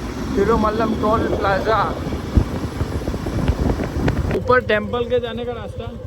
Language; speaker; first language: Hindi; non-native, local second language; Gujarati